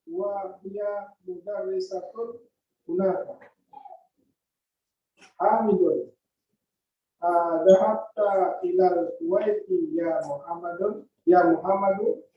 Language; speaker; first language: Arabic; non-native, learner; Indonesian